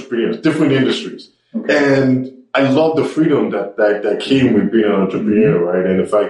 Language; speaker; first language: English; non-native, local second language; Yoruba